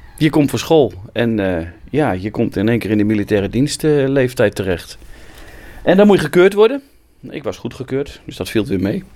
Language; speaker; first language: Dutch; native; Dutch